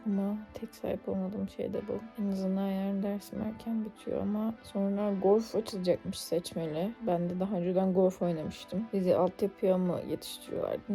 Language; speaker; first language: Turkish; native; Turkish